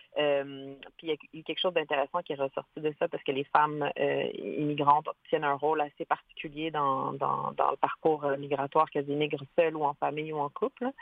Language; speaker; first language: French; native; French